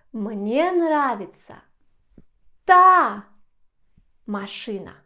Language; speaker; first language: Russian; non-native, fluent; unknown